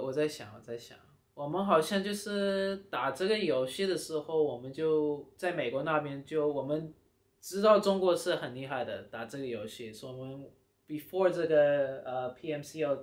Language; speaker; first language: Chinese; early bilingual, heritage; Chinese